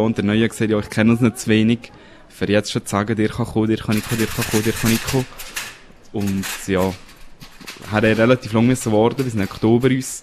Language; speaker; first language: German; native; German